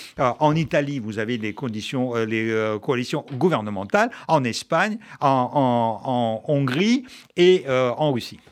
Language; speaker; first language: French; non-native, fluent; Russian